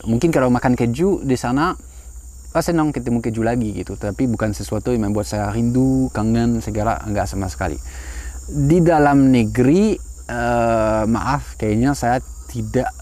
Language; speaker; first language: Indonesian; non-native, fluent; French